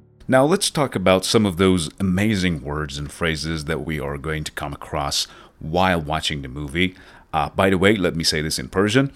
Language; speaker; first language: English; non-native, fluent; Persian